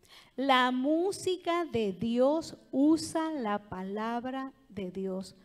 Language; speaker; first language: Spanish; native; Spanish